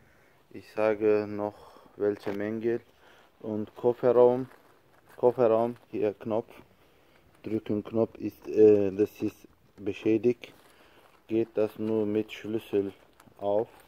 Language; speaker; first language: German; non-native, learner; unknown